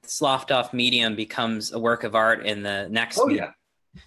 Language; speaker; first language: English; native; English